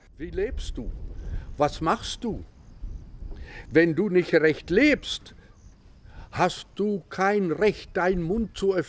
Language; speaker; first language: German; early bilingual, heritage; German